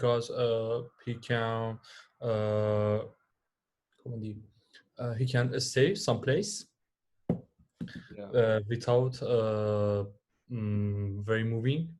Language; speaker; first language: English; non-native, learner; Persian